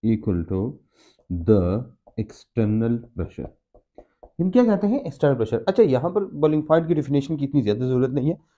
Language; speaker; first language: Urdu; non-native, local second language; Pashto